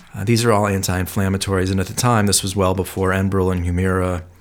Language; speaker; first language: English; native; English